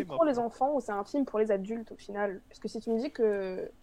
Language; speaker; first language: French; native; French